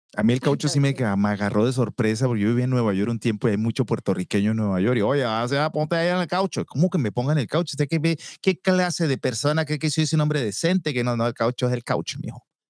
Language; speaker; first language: Spanish; native; Spanish